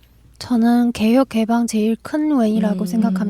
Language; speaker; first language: Korean; non-native, fluent; Chinese